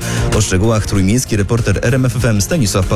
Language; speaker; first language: Polish; native; Polish